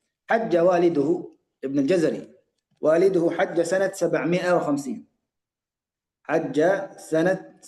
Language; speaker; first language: Arabic; native; Arabic